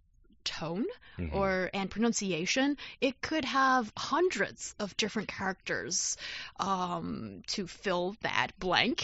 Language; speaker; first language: English; non-native, fluent; Chinese